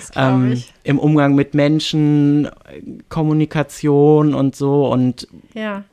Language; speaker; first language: German; native; German